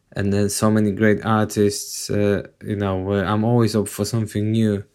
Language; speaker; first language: English; non-native, fluent; Polish